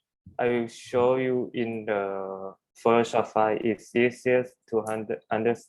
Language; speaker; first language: English; non-native, learner; Thai